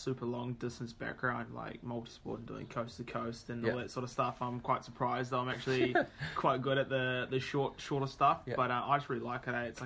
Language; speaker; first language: English; native; English